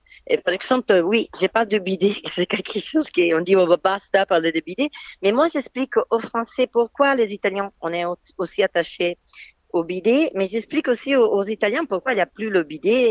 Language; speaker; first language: French; non-native, fluent; Italian